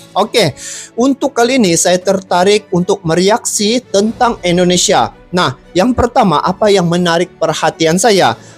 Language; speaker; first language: Malay; native; Malay